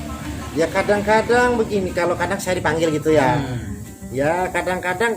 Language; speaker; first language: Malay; non-native, local second language; Javanese